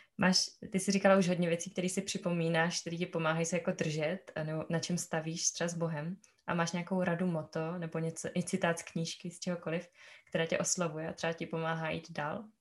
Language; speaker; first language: Czech; native; Czech